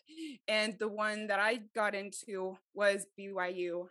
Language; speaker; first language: English; native; English